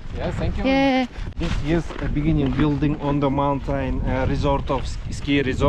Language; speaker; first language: English; non-native, learner; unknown